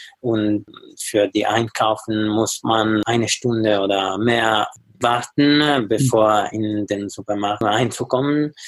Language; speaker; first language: German; non-native, learner; Italian